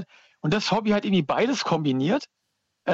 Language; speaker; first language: German; native; German